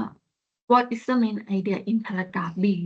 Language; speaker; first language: English; non-native, learner; Thai